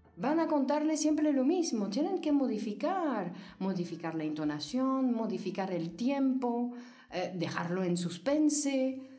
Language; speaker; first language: Spanish; non-native, fluent; French